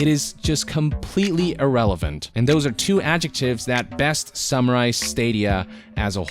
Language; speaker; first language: English; native; English